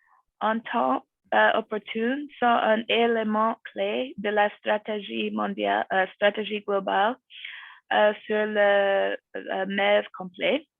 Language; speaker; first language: French; non-native, fluent; English